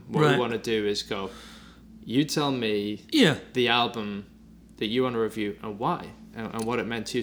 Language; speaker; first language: English; native; English